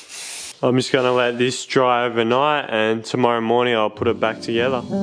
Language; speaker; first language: English; native; English